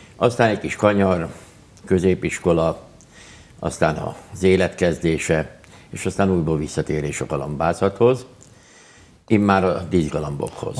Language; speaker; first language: Hungarian; native; Hungarian